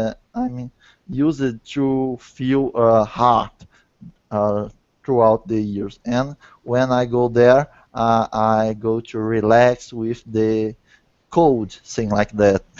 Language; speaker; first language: English; non-native, learner; Portuguese